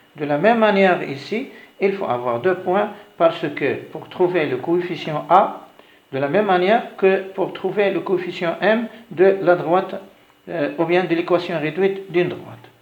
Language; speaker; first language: French; non-native, local second language; Arabic